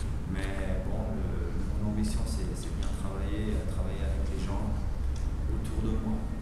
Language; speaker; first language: French; non-native, fluent; German